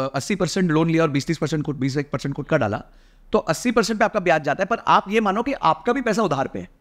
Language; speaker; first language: Hindi; native; Hindi